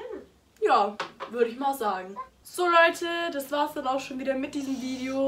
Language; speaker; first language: German; native; German